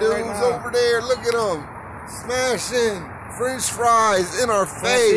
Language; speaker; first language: English; native; English